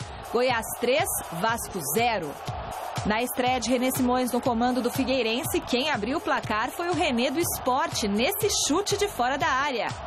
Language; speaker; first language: Portuguese; native; Portuguese